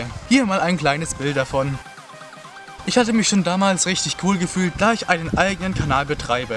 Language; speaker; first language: German; native; German